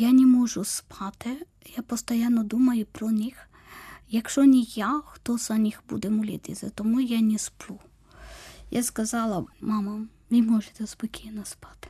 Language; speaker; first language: Ukrainian; non-native, learner; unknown